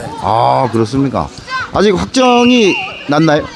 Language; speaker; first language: Korean; native; Korean